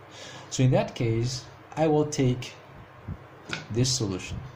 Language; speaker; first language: English; non-native, fluent; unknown